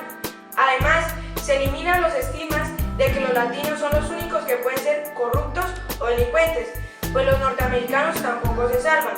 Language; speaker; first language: Spanish; native; Spanish